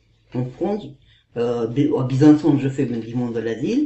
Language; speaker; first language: French; non-native, learner; Kazakh